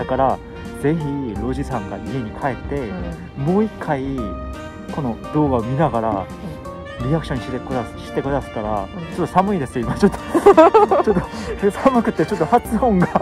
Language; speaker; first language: Japanese; non-native, fluent; Korean